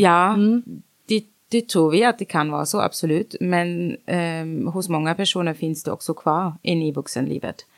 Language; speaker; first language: Swedish; non-native, fluent; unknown